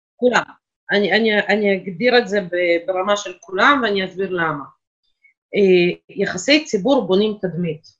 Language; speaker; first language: Hebrew; non-native, fluent; Russian